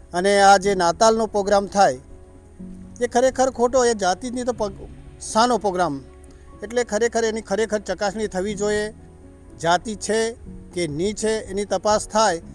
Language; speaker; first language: Gujarati; non-native, local second language; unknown